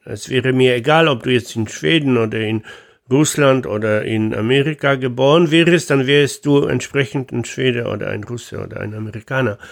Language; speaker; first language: German; non-native, fluent; Polish